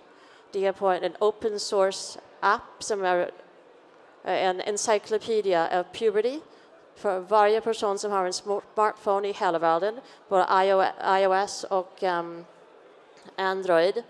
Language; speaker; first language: Swedish; non-native, fluent; English